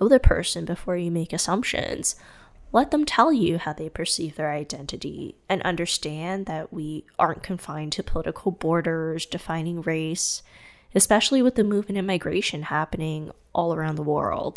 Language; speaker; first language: English; non-native, fluent; Cantonese